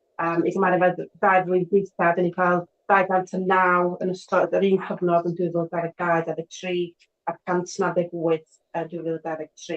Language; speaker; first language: Welsh; native; Welsh